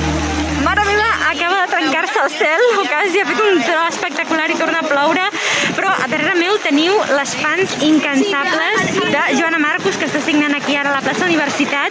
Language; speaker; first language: Catalan; native; Catalan